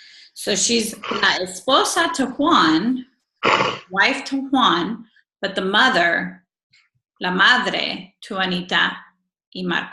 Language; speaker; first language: Spanish; non-native, fluent; English